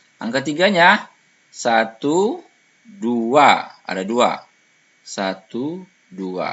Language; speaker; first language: Indonesian; native; Indonesian